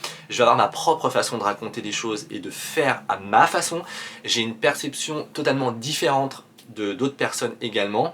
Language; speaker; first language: French; native; French